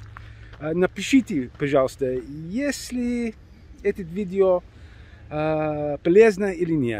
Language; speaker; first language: Russian; non-native, learner; English